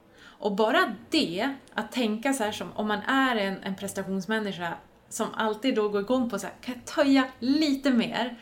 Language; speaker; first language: Swedish; native; Swedish